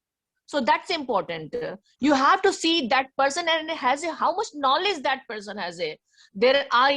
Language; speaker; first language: English; non-native, learner; Hindi